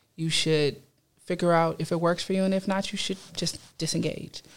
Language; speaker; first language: English; native; English